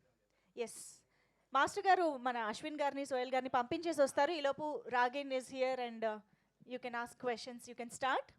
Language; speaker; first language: Telugu; native; Telugu